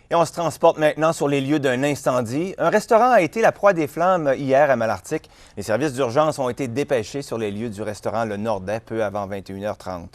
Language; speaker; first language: French; native; French